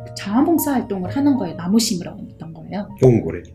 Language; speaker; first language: Korean; early bilingual, other home language; Mongolian